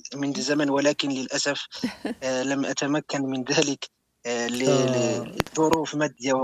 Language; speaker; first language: Arabic; non-native, local second language; Berber languages